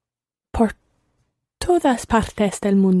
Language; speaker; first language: Spanish; non-native, learner; English